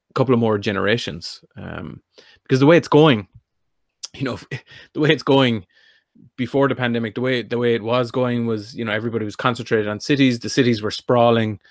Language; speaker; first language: English; native; English